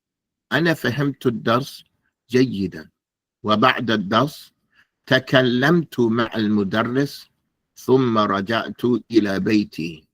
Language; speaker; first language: Arabic; non-native, fluent; English